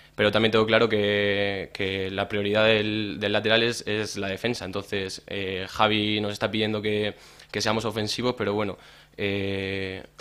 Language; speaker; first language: Spanish; native; Spanish